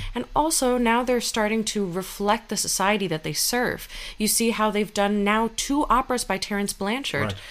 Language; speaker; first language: English; native; English